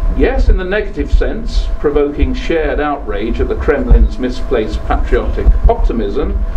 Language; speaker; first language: English; native; English